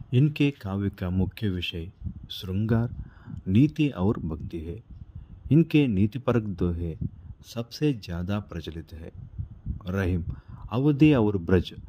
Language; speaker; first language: Hindi; non-native, local second language; Telugu